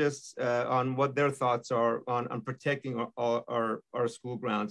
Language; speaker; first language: English; non-native, fluent; Persian